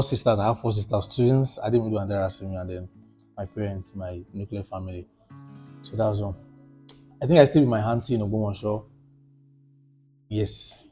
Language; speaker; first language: English; non-native, local second language; Yoruba